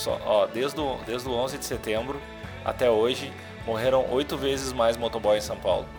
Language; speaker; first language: Portuguese; native; Portuguese